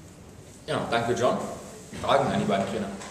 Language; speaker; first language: German; native; German